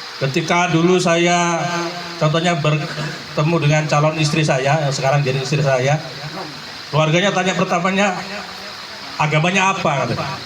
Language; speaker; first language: Indonesian; native; Indonesian